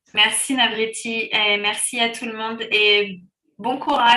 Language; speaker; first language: French; native; French